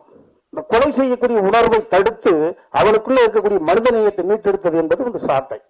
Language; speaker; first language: Tamil; native; Tamil